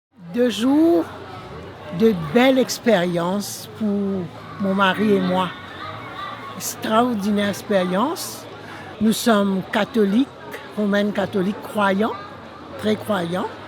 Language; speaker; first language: French; non-native, local second language; Morisyen